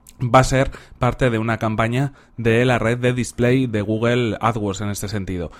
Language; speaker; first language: Spanish; native; Spanish